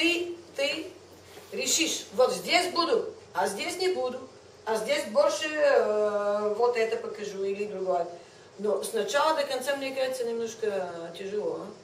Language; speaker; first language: Russian; non-native, fluent; Bulgarian